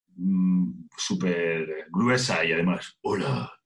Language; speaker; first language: Spanish; native; Spanish